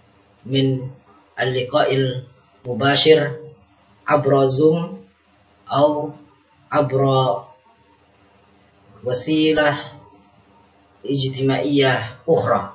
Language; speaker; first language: Arabic; non-native, fluent; Indonesian